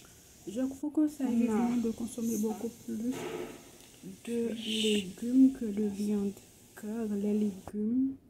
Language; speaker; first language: French; non-native, local second language; Haitian Creole